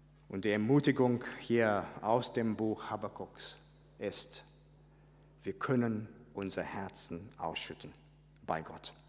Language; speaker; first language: German; non-native, fluent; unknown